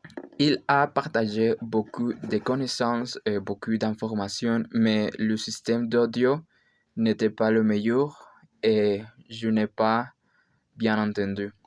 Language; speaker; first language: French; non-native, learner; Spanish